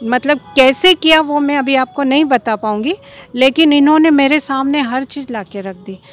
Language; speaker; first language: Hindi; non-native, local second language; Marathi